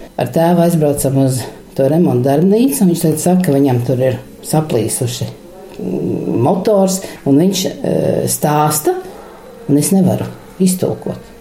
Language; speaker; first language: Latvian; non-native, local second language; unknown